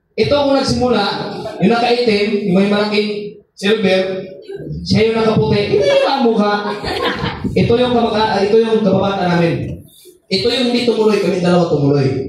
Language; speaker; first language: Filipino; non-native, local second language; Masbatenyo